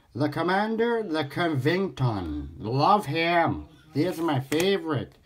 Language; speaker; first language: English; native; English